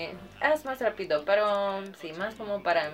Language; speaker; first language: Spanish; non-native, fluent; Hungarian